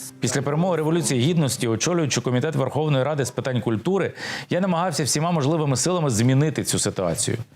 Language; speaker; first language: Ukrainian; native; Ukrainian